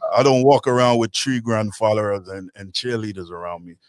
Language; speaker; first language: English; native; English